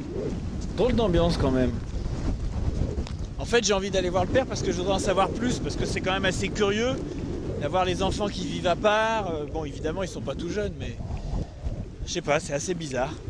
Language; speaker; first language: French; native; French